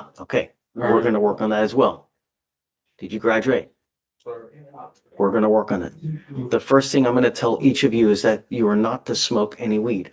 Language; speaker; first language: English; native; English